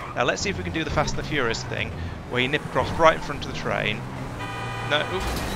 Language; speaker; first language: English; native; English